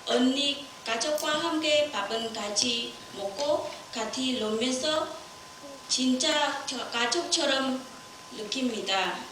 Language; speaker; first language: Korean; non-native, learner; Vietnamese